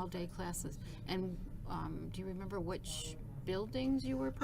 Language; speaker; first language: English; native; English